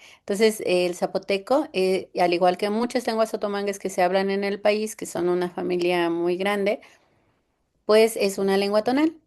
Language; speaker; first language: Spanish; non-native, local second language; Zapotec